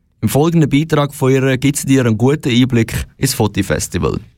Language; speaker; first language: German; native; German